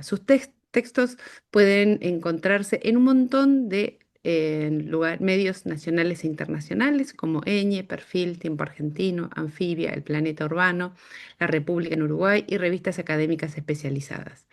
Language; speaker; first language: Spanish; native; Spanish